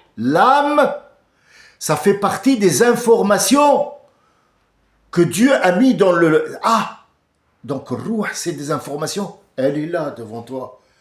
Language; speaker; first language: French; early bilingual, other home language; Arabic